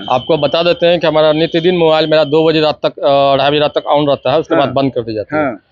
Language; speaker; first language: Hindi; native; Hindi